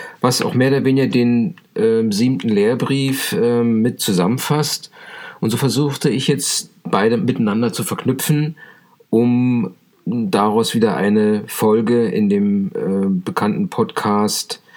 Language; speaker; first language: German; native; German